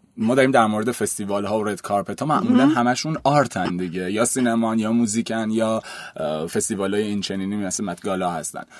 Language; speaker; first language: Persian; native; Persian